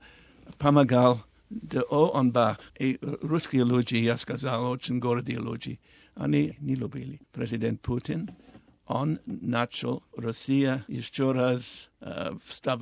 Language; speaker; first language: Russian; non-native, learner; English